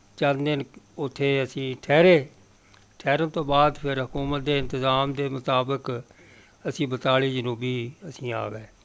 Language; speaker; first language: Punjabi; native; Punjabi